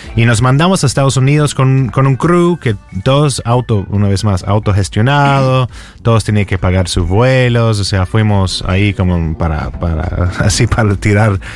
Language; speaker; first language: Spanish; non-native, fluent; English